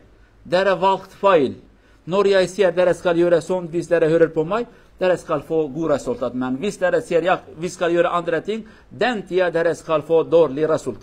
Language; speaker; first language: Swedish; non-native, learner; Kurdish